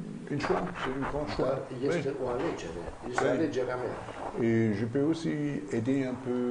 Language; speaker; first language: French; non-native, learner; German